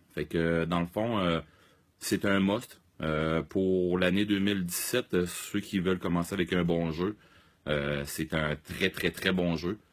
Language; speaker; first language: French; native; French